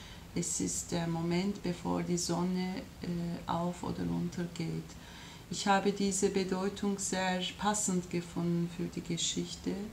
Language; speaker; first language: German; non-native, fluent; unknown